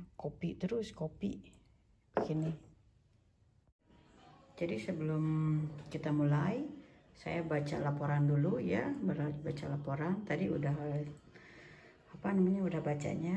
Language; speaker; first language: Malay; non-native, local second language; Sundanese